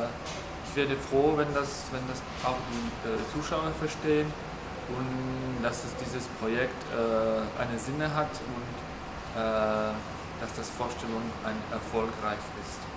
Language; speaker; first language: German; non-native, fluent; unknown